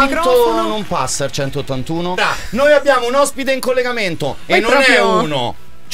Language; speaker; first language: Italian; native; Italian